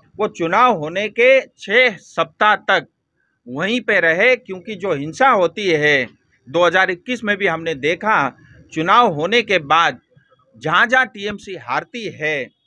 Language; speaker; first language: Hindi; non-native, local second language; Nepali